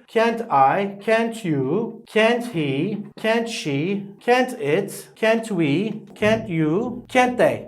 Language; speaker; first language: English; non-native, fluent; Turkish